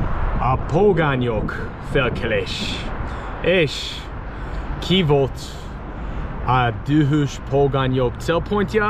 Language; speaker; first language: Hungarian; non-native, learner; English